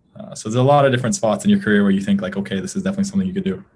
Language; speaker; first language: English; native; English